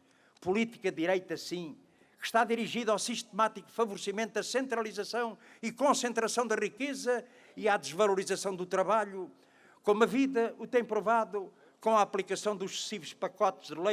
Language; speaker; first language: Portuguese; native; Portuguese